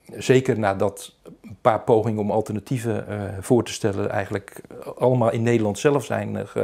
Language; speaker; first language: Dutch; native; Dutch